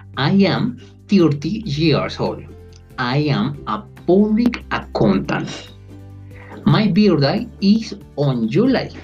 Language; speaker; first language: English; non-native, learner; Spanish